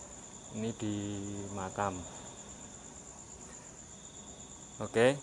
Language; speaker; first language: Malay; non-native, local second language; Javanese